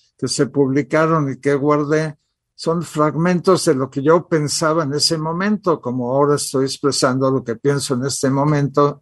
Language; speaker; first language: Spanish; early bilingual, other home language; Catalan